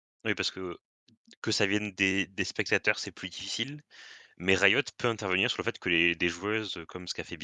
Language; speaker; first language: French; native; French